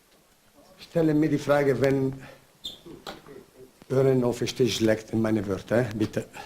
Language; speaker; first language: German; non-native, learner; Italian